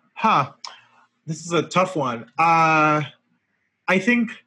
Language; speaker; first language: English; non-native, local second language; French